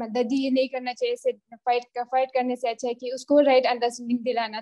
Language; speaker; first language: Hindi; native; Hindi